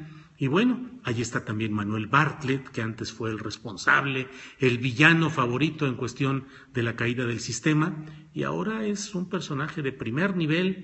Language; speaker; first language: Spanish; native; Spanish